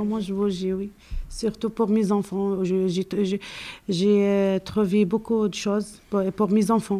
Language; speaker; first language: French; non-native, learner; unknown